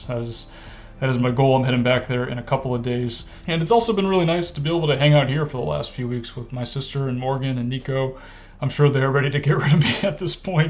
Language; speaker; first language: English; native; English